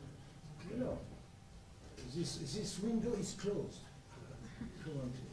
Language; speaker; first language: English; non-native, learner; French